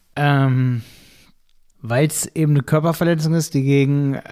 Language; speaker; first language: German; native; German